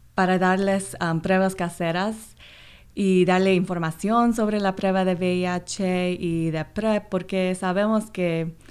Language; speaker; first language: Spanish; non-native, fluent; Korean